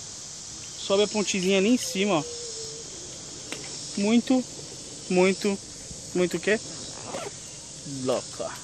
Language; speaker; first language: Portuguese; native; Portuguese